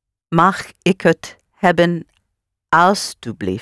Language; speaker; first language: Dutch; non-native, learner; English